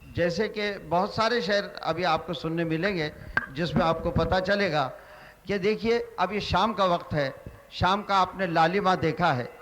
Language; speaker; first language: Hindi; non-native, local second language; Marathi